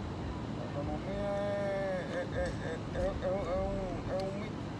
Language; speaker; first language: Spanish; native; Spanish